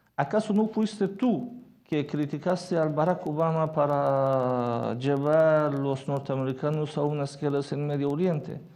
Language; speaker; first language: Spanish; non-native, fluent; Persian